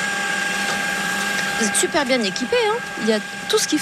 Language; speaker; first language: French; native; French